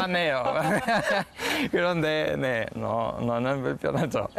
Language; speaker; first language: Korean; non-native, fluent; Spanish